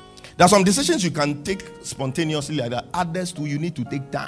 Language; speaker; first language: English; non-native, local second language; Akan